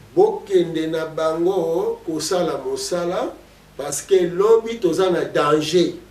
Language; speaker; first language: Lingala; non-native, local second language; Kongo